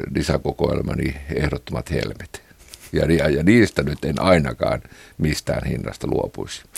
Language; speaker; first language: Finnish; native; Finnish